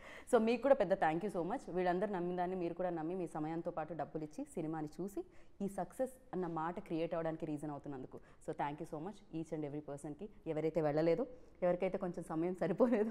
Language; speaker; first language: Telugu; native; Telugu